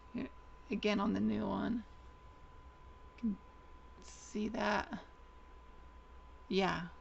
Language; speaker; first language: English; native; English